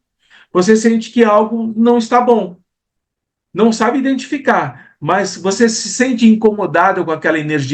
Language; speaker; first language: Portuguese; native; Portuguese